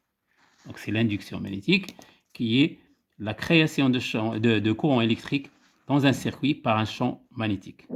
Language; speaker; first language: French; non-native, local second language; Arabic